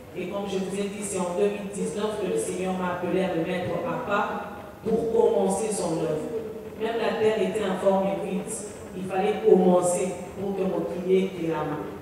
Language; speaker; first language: French; non-native, local second language; Lingala